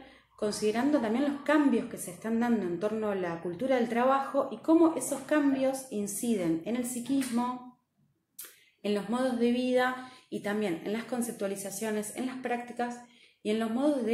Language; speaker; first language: Spanish; native; Spanish